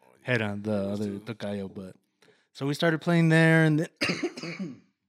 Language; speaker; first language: English; early bilingual, other home language; Spanish